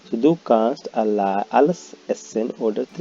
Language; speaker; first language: German; non-native, fluent; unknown